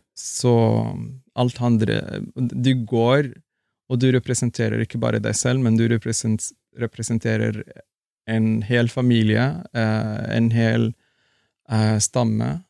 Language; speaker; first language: Norwegian; non-native, fluent; Arabic